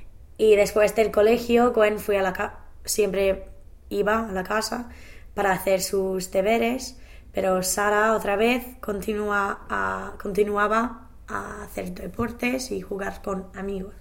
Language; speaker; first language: Spanish; non-native, learner; English